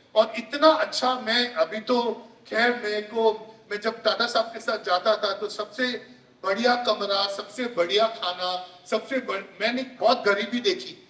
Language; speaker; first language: Hindi; native; Hindi